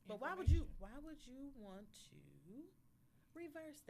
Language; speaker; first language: English; native; English